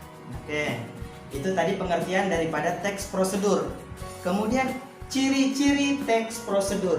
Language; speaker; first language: Indonesian; native; Indonesian